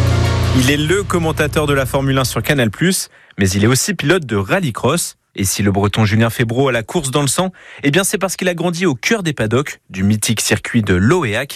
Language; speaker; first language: French; native; French